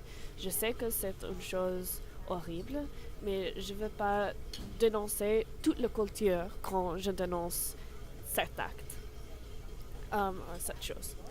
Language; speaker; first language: French; non-native, learner; English